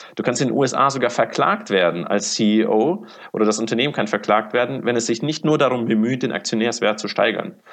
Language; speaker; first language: German; early bilingual, other home language; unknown